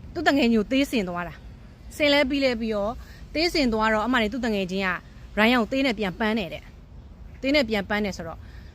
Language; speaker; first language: Burmese; native; Burmese